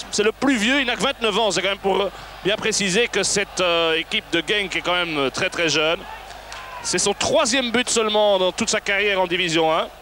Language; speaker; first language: French; native; French